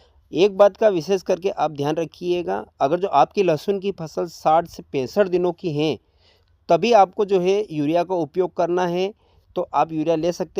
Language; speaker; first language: Hindi; native; Hindi